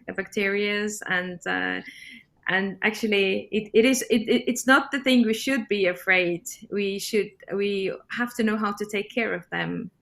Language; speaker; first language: English; non-native, fluent; Estonian